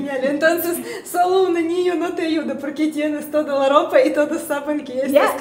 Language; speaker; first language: Spanish; non-native, fluent; Russian